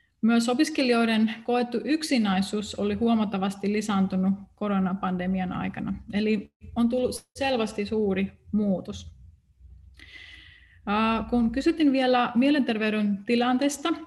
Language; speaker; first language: Finnish; non-native, fluent; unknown